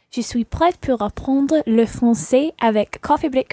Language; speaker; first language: French; non-native, learner; English